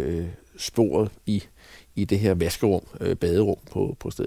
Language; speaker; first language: Danish; native; Danish